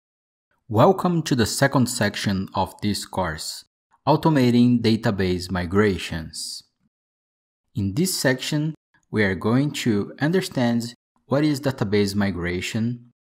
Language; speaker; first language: English; non-native, fluent; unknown